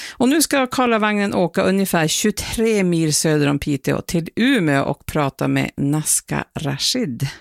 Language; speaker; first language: Swedish; native; Swedish